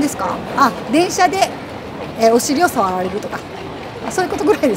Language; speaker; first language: Japanese; native; Japanese